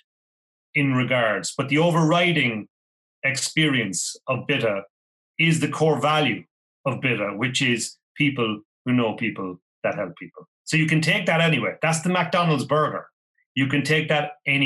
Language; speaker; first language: English; native; English